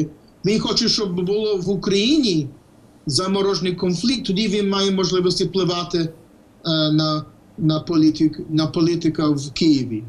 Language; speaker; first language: Ukrainian; non-native, fluent; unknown